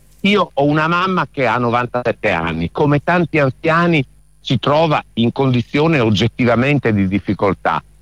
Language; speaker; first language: Italian; native; Italian